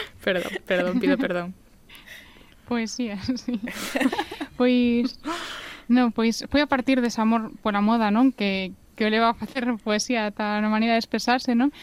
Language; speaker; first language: Galician; native; Galician